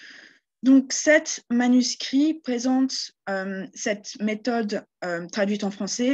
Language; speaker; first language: French; native; French